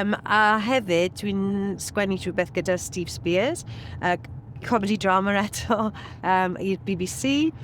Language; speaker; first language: Welsh; non-native, local second language; English